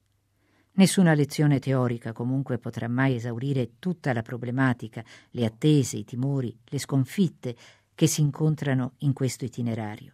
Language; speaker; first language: Italian; native; Italian